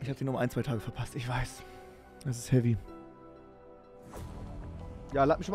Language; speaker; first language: German; native; German